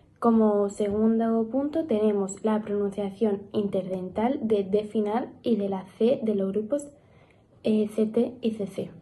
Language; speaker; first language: Spanish; native; Spanish